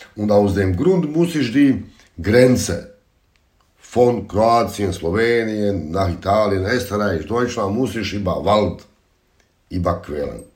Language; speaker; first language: German; non-native, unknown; Bosnian